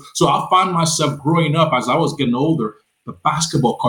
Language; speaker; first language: English; non-native, local second language; Yoruba